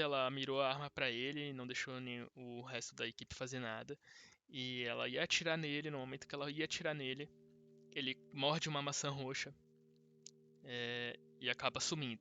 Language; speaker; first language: Portuguese; native; Portuguese